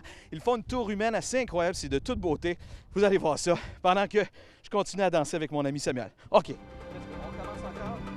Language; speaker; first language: French; native; French